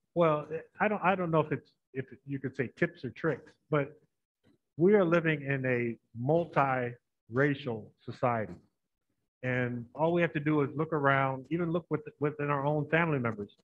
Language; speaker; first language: English; native; English